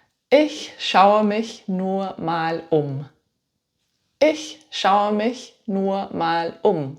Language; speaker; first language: German; non-native, fluent; English